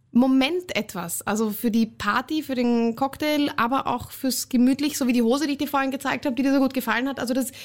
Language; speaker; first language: German; native; German